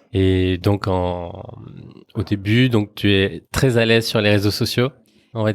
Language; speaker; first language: French; native; French